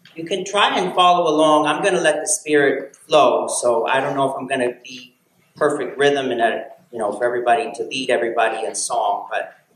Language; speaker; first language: English; native; English